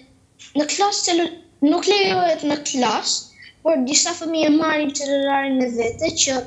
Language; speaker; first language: Albanian; early bilingual, heritage; Albanian